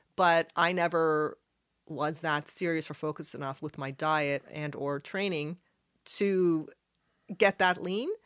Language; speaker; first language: English; non-native, fluent; Arabic